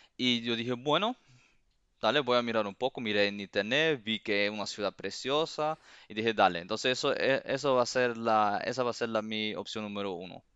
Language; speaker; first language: Spanish; early bilingual, heritage; Spanish